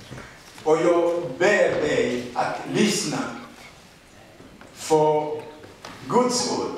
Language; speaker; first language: Swedish; non-native, learner; Rundi